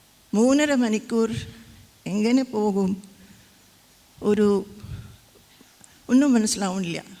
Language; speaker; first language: Malayalam; non-native, fluent; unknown